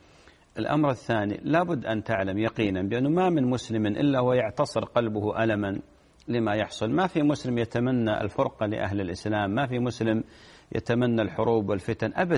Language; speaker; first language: Arabic; native; Arabic